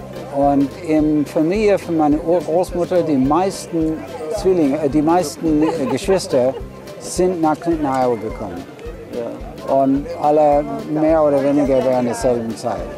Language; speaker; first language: German; non-native, learner; English